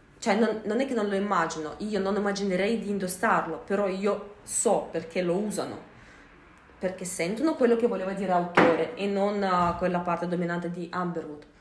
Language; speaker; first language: Italian; non-native, fluent; Russian